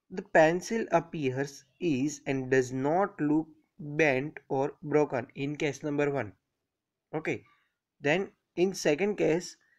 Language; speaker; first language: Hindi; non-native, local second language; Gujarati